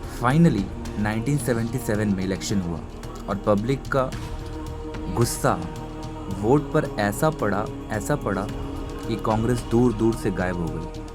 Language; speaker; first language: Hindi; native; Hindi